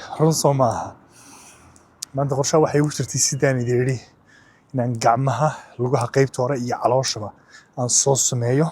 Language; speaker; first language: Somali; early bilingual, heritage; Somali